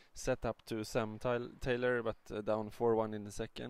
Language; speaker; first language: English; non-native, fluent; Swedish